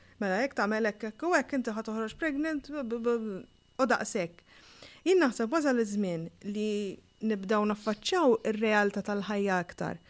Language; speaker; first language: Maltese; native; Maltese